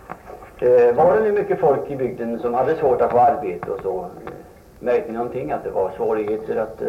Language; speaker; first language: Swedish; native; Swedish